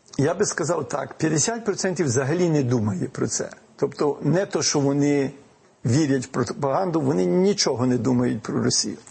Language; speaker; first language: Ukrainian; early bilingual, heritage; Ukrainian